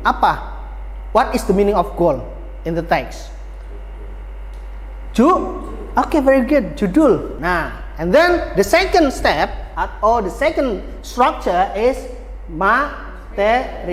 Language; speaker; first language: English; non-native, fluent; Indonesian